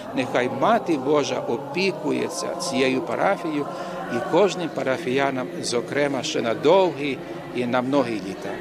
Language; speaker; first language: Ukrainian; early bilingual, heritage; Ukrainian